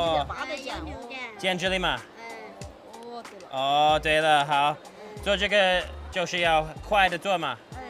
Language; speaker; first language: Chinese; non-native, learner; English